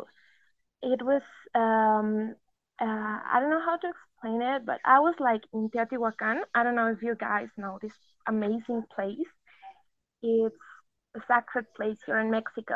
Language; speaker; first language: English; non-native, fluent; Spanish